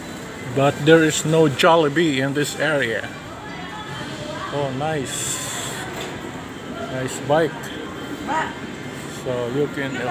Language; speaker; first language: English; non-native, local second language; Filipino